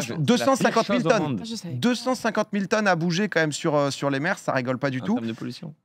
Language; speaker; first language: French; native; French